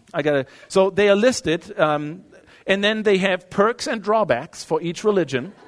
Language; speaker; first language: English; non-native, fluent; German